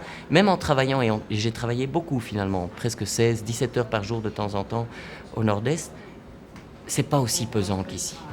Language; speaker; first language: French; non-native, fluent; Portuguese